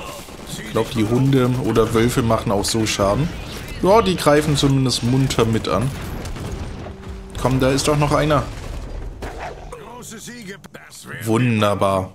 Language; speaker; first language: German; native; German